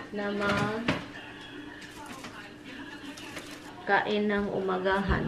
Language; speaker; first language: Filipino; native; Filipino